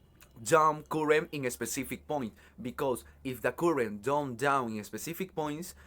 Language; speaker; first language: English; non-native, learner; Spanish